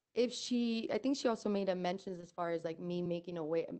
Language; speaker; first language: English; early bilingual, other home language; Spanish